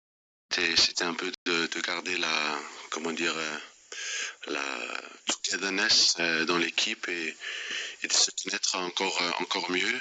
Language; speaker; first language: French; non-native, fluent; Danish